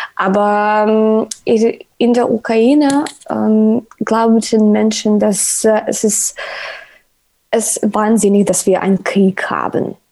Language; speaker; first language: German; non-native, learner; Ukrainian